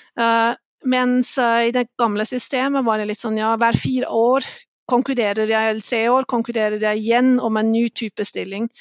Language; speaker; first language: Norwegian; non-native, fluent; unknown